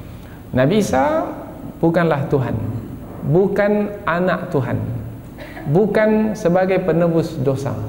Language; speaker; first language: Malay; native; Malay